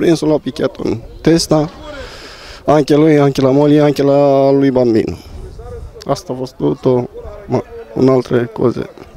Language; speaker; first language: Italian; non-native, learner; Romanian